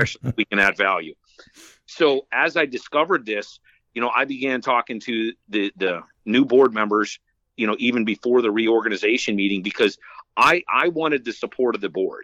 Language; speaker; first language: English; native; English